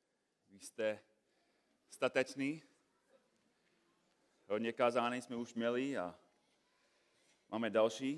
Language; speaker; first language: Czech; non-native, fluent; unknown